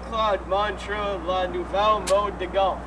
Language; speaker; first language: French; non-native, learner; English